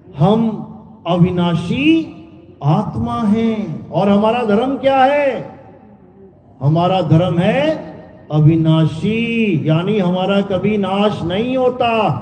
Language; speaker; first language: Hindi; native; Hindi